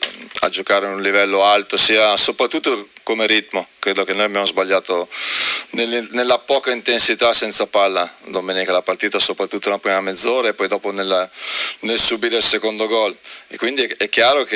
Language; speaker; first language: Italian; native; Italian